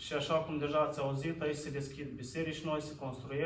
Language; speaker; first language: Romanian; native; Romanian